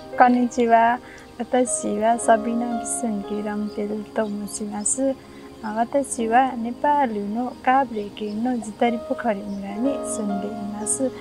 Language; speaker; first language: Japanese; non-native, learner; Nepali